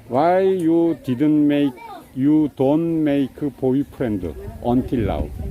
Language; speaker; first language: English; non-native, learner; Korean